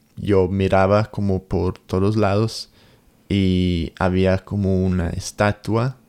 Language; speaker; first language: Spanish; non-native, learner; English